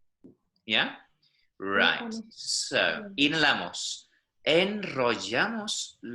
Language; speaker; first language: Spanish; non-native, fluent; English